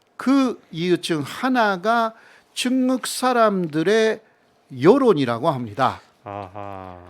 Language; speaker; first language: Korean; non-native, fluent; Japanese